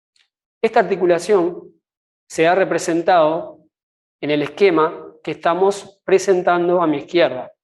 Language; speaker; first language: Spanish; native; Spanish